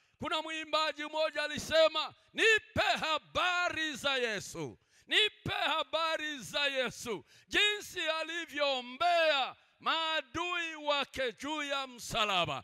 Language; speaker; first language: Swahili; non-native, local second language; Kinyarwanda